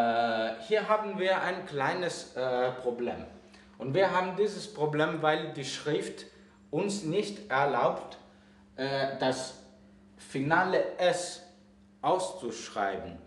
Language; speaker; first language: German; non-native, fluent; Greek